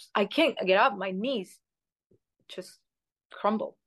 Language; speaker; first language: English; early bilingual, other home language; Spanish